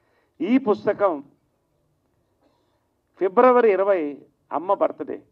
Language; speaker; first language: Telugu; native; Telugu